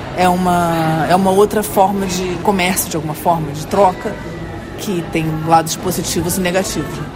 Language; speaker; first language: Portuguese; native; Portuguese